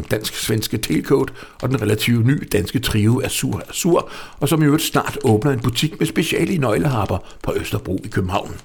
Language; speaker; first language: Danish; native; Danish